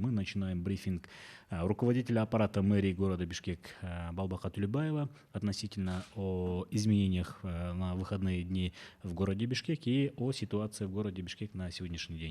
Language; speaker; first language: Russian; non-native, local second language; Kyrgyz